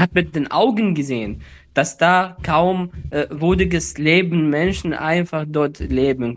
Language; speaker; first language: German; non-native, fluent; Arabic